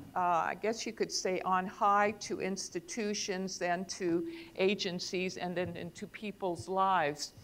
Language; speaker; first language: English; native; English